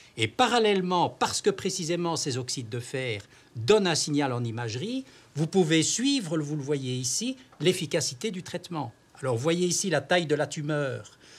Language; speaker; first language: French; native; French